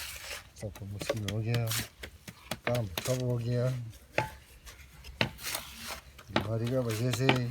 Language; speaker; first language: Hindi; non-native, learner; Nepali